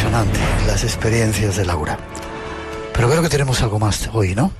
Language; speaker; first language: Spanish; native; Spanish